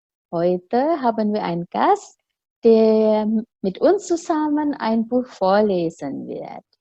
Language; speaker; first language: German; non-native, fluent; Indonesian